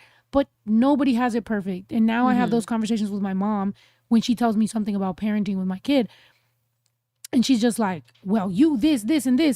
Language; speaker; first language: English; early bilingual, other home language; Spanish